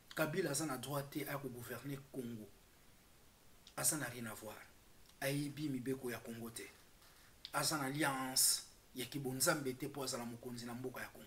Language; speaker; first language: Lingala; non-native, local second language; Kongo